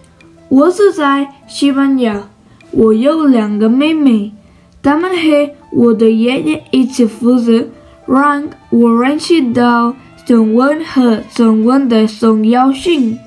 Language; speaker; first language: Chinese; non-native, learner; Spanish